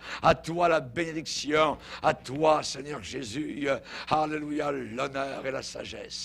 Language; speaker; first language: French; native; French